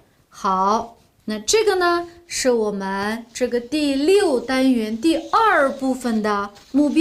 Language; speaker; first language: Chinese; non-native, local second language; Uyghur